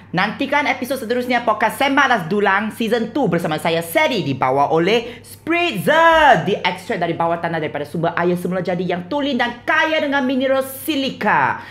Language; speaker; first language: Malay; native; Malay